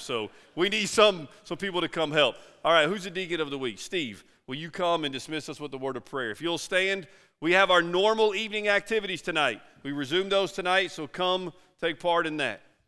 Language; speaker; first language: English; native; English